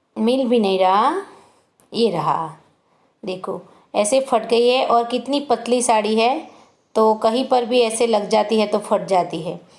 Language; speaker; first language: Hindi; non-native, local second language; Gujarati